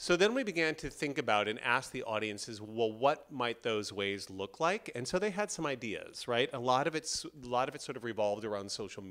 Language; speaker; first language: English; native; English